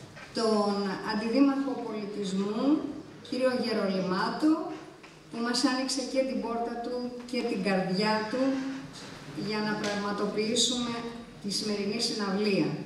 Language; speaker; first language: Greek; native; Greek